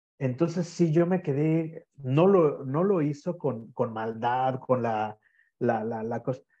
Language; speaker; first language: Spanish; native; Spanish